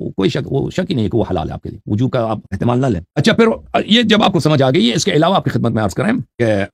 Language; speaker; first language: Urdu; native; Urdu